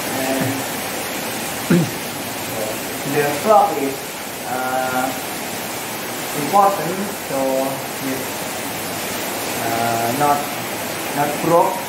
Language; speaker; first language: English; non-native, learner; Indonesian